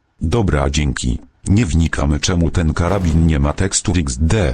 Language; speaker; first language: Polish; native; Polish